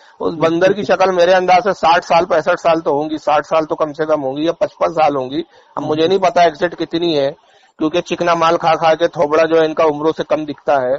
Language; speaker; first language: Urdu; native; Urdu